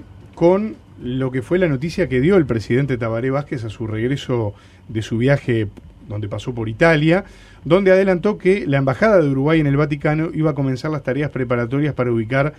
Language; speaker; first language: Spanish; native; Spanish